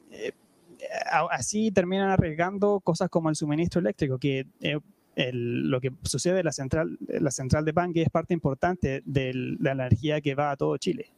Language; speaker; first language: Spanish; native; Spanish